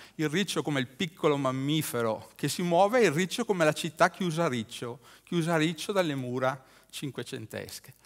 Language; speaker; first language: Italian; native; Italian